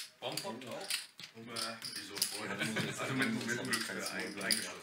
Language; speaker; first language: German; native; German